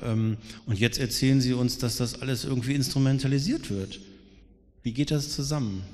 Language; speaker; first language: German; native; German